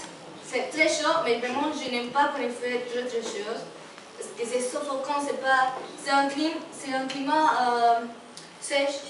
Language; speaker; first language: French; non-native, learner; Spanish